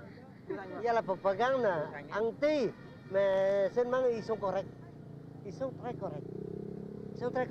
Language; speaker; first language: French; non-native, local second language; Vietnamese